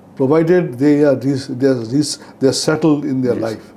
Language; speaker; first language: English; non-native, local second language; Bangla